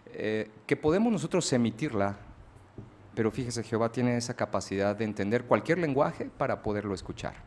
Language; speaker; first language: Spanish; native; Spanish